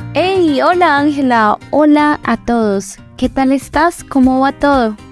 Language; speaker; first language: Spanish; native; Spanish